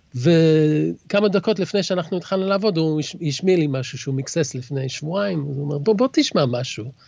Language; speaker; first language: Hebrew; early bilingual, other home language; English